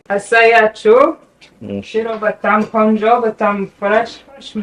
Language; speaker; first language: Amharic; non-native, learner; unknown